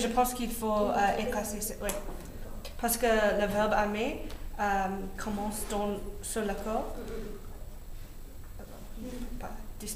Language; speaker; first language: French; non-native, learner; English